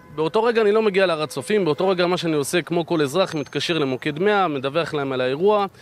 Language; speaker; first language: Hebrew; native; Hebrew